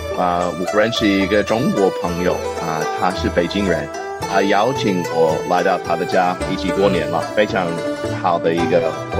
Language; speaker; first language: Chinese; non-native, learner; English